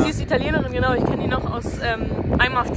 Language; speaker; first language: German; native; German